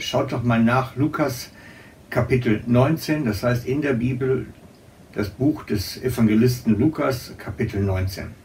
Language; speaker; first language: German; native; German